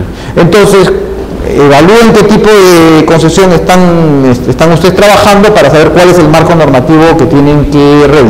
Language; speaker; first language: Spanish; native; Spanish